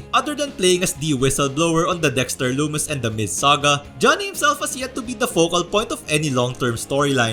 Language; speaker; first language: English; native; English